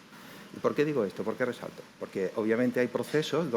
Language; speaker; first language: Spanish; native; Spanish